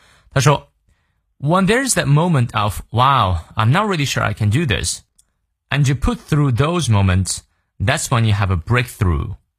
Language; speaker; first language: English; non-native, fluent; Chinese